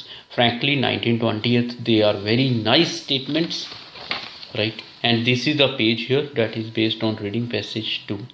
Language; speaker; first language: English; non-native, local second language; Hindi